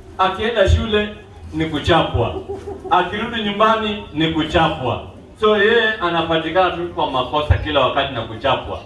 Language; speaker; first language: Swahili; non-native, local second language; Luo (Kenya and Tanzania)